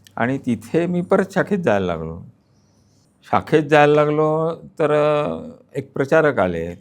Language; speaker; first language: Marathi; native; Marathi